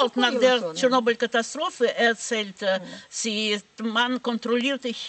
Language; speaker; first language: German; non-native, fluent; Russian